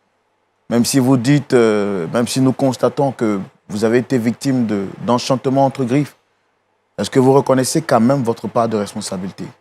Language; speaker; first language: French; native; French